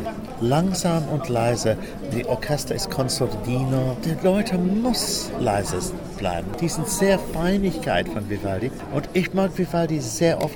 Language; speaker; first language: German; non-native, learner; English